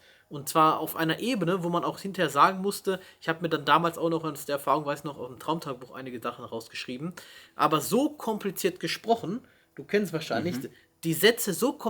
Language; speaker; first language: German; native; German